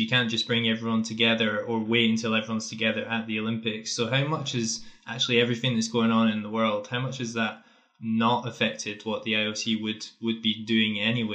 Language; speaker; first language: English; native; English